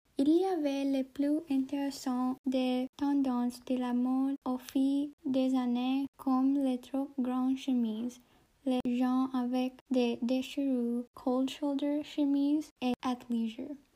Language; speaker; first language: French; non-native, learner; English